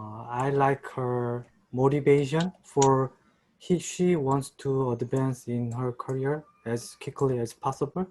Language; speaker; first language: English; non-native, learner; Korean